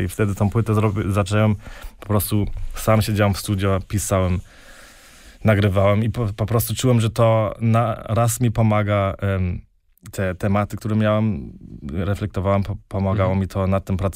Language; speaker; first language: Polish; early bilingual, heritage; Polish